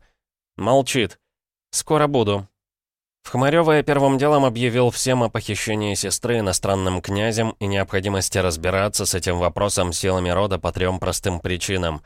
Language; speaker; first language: Russian; native; Russian